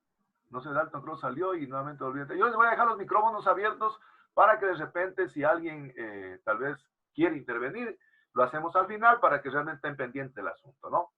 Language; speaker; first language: Spanish; native; Spanish